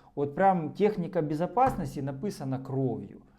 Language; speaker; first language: Russian; non-native, local second language; Ukrainian